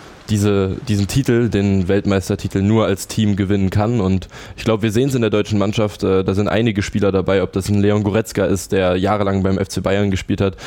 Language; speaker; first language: German; native; German